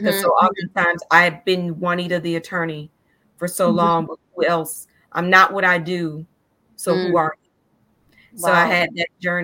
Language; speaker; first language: English; native; English